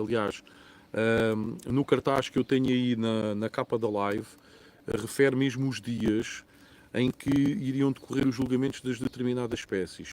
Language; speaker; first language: Portuguese; native; Portuguese